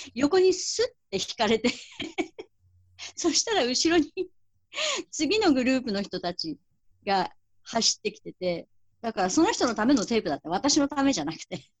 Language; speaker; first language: Japanese; native; Japanese